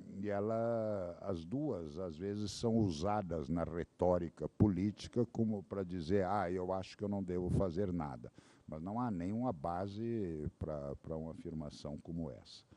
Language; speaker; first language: Portuguese; native; Portuguese